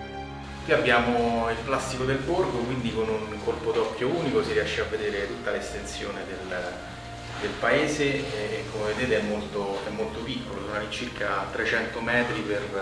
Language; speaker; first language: Italian; native; Italian